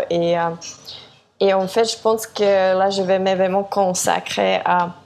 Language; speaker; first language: French; non-native, fluent; Czech